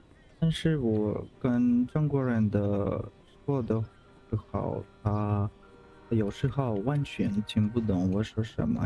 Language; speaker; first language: Chinese; non-native, learner; Russian